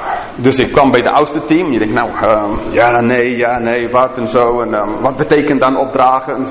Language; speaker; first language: Dutch; non-native, fluent; English